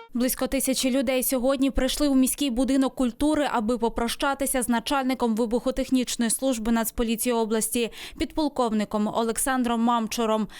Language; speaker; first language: Ukrainian; native; Ukrainian